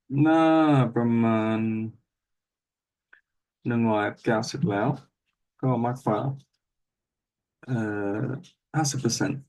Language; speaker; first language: Thai; non-native, learner; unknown